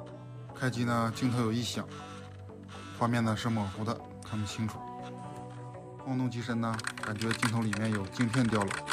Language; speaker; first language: Chinese; native; Chinese